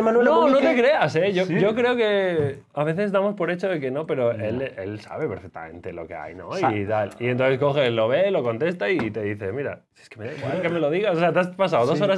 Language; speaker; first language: Spanish; native; Spanish